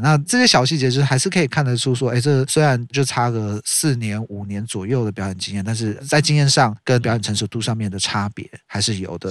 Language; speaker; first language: Chinese; native; Chinese